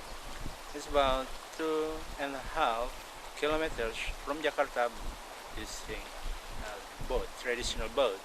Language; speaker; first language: English; non-native, local second language; Indonesian